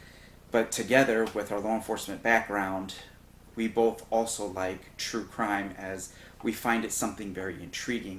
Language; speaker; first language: English; native; English